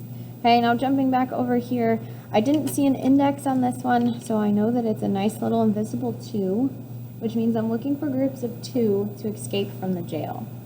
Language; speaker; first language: English; native; English